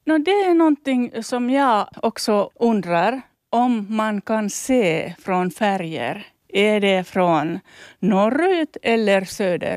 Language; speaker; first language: Swedish; non-native, learner; Finnish